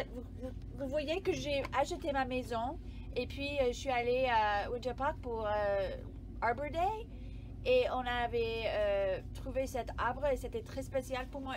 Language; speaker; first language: French; non-native, learner; English